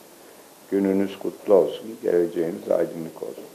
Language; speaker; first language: Turkish; native; Turkish